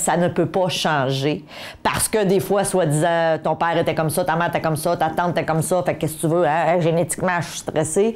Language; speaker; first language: French; native; French